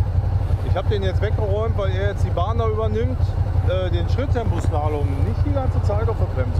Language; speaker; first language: German; native; German